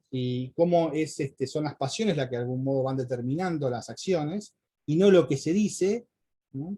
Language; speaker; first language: Spanish; native; Spanish